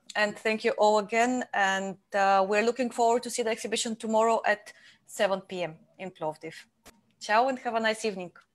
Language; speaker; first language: English; non-native, fluent; Bulgarian